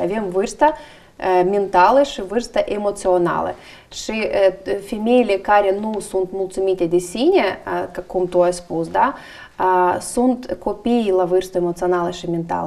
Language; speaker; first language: Romanian; non-native, learner; Russian